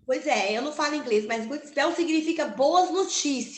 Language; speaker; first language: Portuguese; native; Portuguese